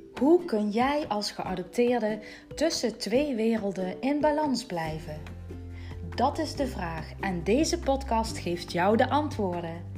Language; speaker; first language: Dutch; native; Dutch